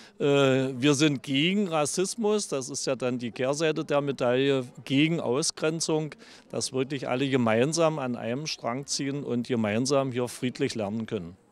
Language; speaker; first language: German; native; German